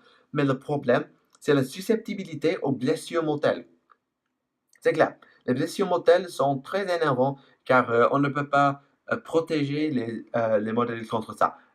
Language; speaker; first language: French; non-native, fluent; English